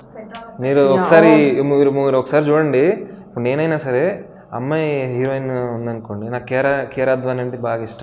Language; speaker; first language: Telugu; native; Telugu